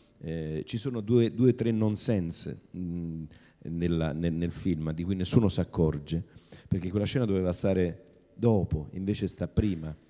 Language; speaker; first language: Italian; native; Italian